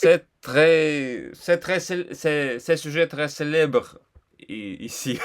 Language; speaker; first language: French; non-native, learner; Russian